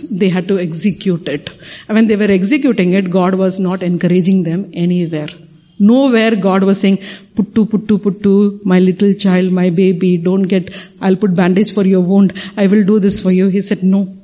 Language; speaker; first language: English; non-native, local second language; Tamil